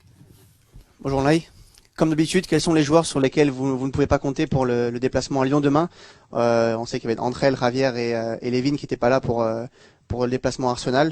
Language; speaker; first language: French; native; French